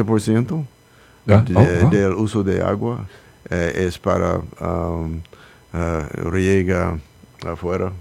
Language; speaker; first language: Spanish; non-native, learner; English